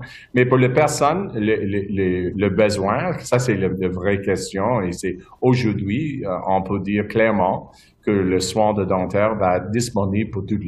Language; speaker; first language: French; non-native, local second language; English